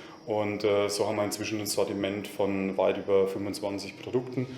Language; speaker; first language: German; native; German